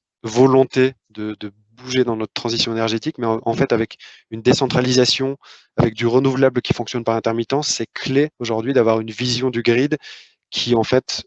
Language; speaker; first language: French; native; French